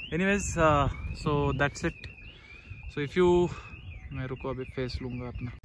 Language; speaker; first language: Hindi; non-native, local second language; Marathi